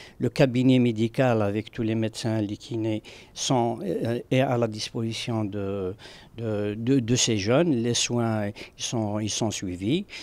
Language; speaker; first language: French; non-native, local second language; Arabic